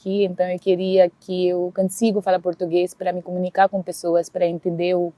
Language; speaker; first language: Portuguese; non-native, fluent; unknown